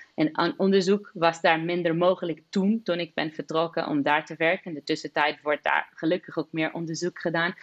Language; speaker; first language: Dutch; non-native, fluent; Portuguese